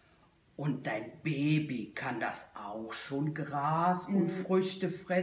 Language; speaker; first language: German; native; German